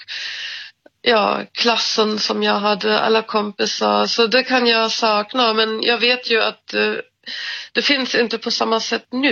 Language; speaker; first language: Swedish; non-native, fluent; German